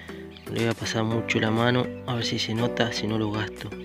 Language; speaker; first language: Spanish; native; Spanish